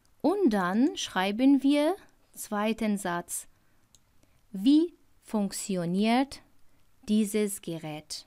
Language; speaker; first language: German; non-native, fluent; Persian